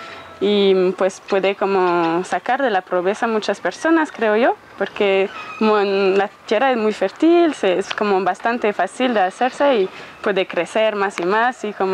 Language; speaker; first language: Spanish; non-native, fluent; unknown